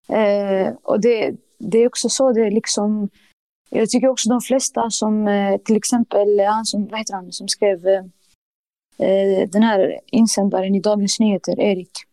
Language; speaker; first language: Swedish; early bilingual, other home language; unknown